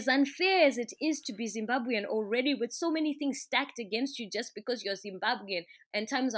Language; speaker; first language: English; non-native, local second language; Shona